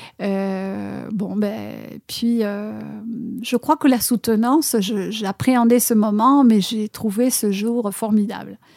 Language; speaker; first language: French; non-native, fluent; Spanish